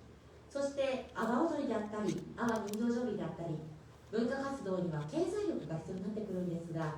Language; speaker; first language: Japanese; native; Japanese